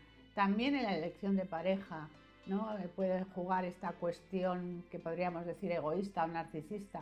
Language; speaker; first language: Spanish; native; Spanish